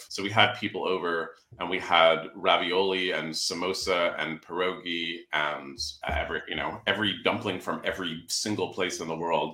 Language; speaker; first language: English; native; English